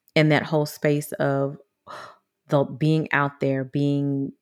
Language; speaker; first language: English; native; English